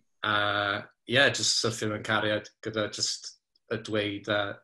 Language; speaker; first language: Welsh; native; Welsh